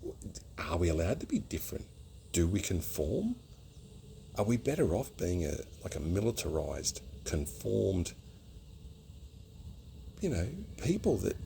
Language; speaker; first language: English; native; English